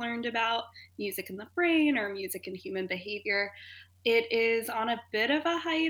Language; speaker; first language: English; native; English